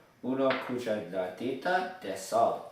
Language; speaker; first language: Spanish; non-native, learner; English